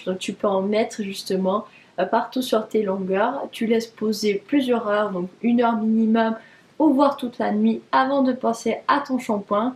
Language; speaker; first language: French; native; French